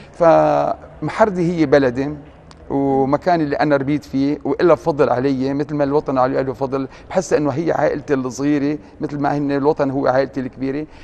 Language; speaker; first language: Arabic; native; Arabic